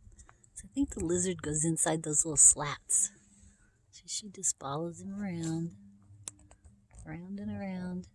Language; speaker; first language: English; native; English